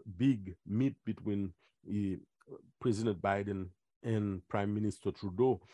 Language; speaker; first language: English; non-native, fluent; Haitian Creole